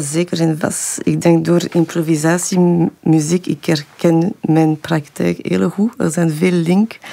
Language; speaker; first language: Dutch; non-native, fluent; French